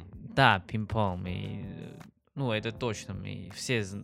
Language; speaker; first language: Russian; non-native, learner; Chinese